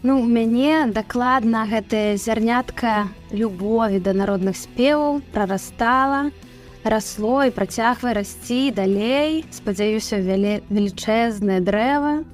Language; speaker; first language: Belarusian; non-native, local second language; Russian